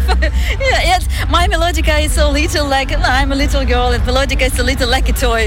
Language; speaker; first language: English; non-native, fluent; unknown